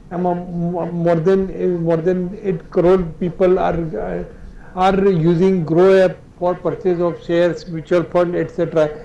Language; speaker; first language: English; non-native, local second language; Gujarati